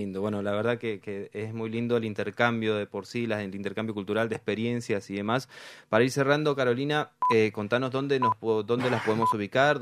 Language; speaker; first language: Spanish; native; Spanish